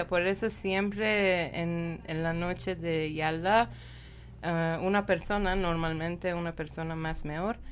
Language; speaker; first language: Spanish; non-native, learner; Persian